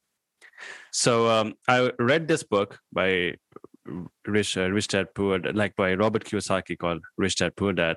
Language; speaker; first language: English; non-native, local second language; Hindi